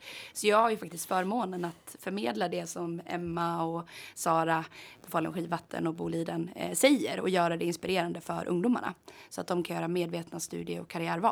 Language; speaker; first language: Swedish; native; Swedish